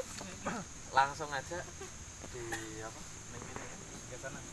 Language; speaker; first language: Indonesian; native; Indonesian